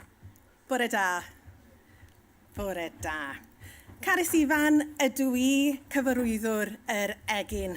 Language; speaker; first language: Welsh; native; Welsh